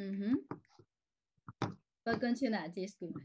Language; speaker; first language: Portuguese; non-native, fluent; Chinese